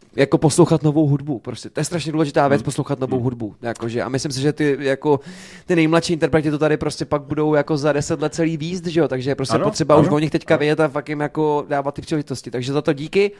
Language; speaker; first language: Czech; native; Czech